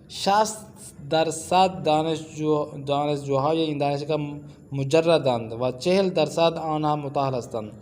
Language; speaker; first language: Persian; non-native, fluent; Urdu